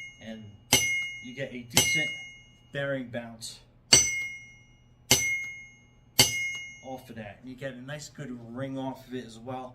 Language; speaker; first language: English; native; English